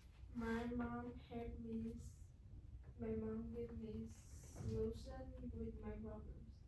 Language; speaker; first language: English; non-native, learner; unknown